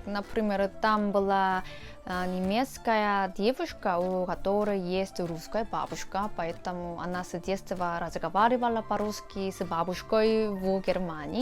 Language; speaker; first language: Russian; non-native, fluent; Korean